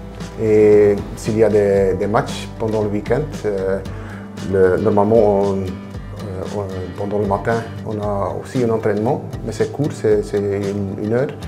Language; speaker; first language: French; non-native, local second language; Dutch